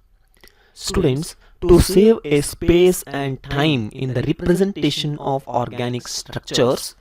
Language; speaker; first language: English; non-native, local second language; Kannada